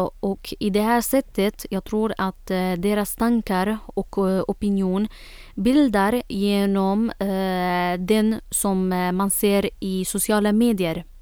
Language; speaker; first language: Swedish; non-native, fluent; Arabic